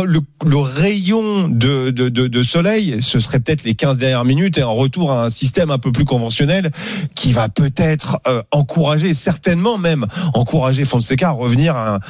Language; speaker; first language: French; native; French